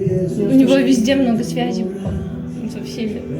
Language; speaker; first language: Russian; native; Russian